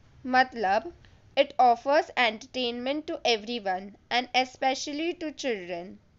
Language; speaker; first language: English; non-native, local second language; Hindi